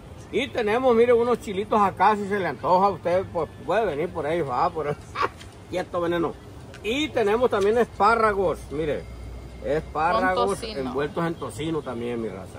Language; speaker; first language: Spanish; native; Spanish